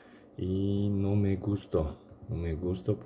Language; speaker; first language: Spanish; non-native, learner; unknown